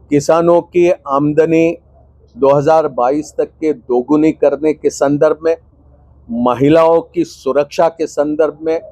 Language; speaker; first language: Hindi; non-native, local second language; Gujarati